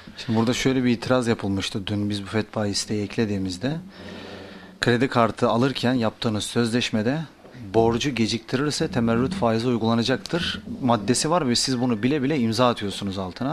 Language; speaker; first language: Turkish; native; Turkish